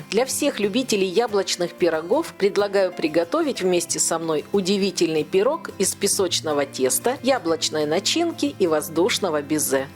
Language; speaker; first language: Russian; native; Russian